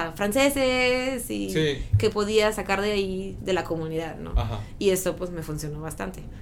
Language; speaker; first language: Spanish; non-native, fluent; French